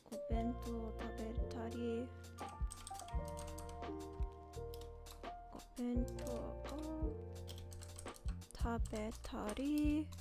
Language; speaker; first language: Japanese; non-native, learner; English